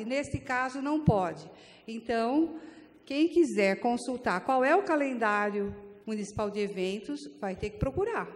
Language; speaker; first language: Portuguese; native; Portuguese